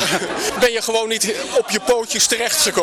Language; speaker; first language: Dutch; native; Dutch